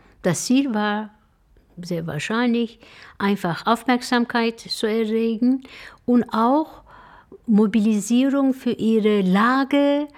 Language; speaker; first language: German; non-native, fluent; Turkish